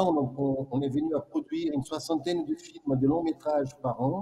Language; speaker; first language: French; non-native, fluent; Portuguese